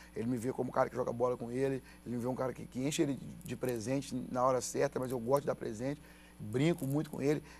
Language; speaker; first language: Portuguese; native; Portuguese